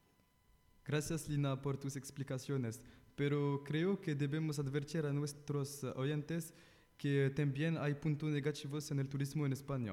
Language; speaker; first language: Spanish; non-native, learner; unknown